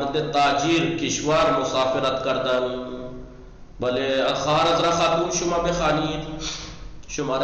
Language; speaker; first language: Persian; non-native, fluent; Urdu